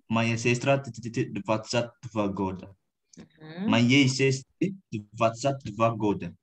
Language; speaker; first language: Russian; non-native, learner; Indonesian